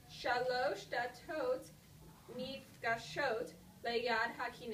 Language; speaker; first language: Hebrew; non-native, learner; English